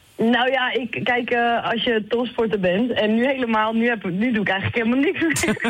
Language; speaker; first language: Dutch; native; Dutch